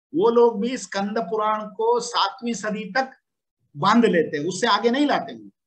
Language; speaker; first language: Hindi; non-native, local second language; Telugu